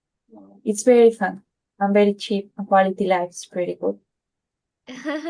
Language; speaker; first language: English; non-native, fluent; Spanish